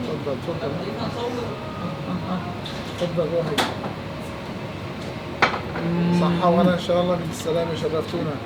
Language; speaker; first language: Arabic; native; Arabic